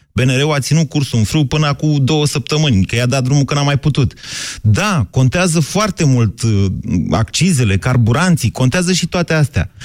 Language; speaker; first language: Romanian; native; Romanian